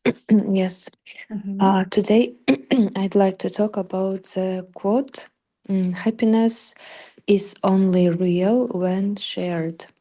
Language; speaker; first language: English; non-native, learner; Russian